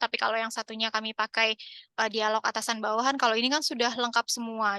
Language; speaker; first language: Indonesian; native; Indonesian